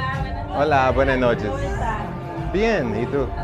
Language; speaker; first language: Spanish; non-native, learner; English